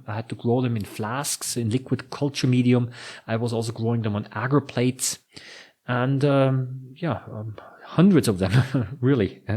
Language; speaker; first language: English; non-native, fluent; German